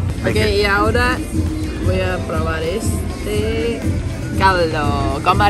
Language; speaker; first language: Spanish; non-native, learner; English